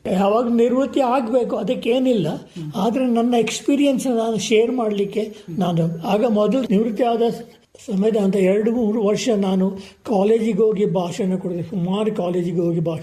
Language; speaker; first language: Kannada; non-native, local second language; Kodava